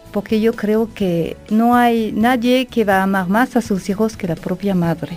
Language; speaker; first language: Spanish; non-native, fluent; French